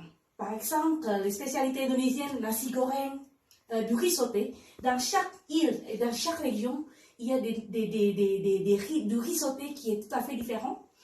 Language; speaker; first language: French; non-native, fluent; Indonesian